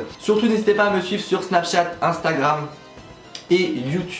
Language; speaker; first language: French; native; French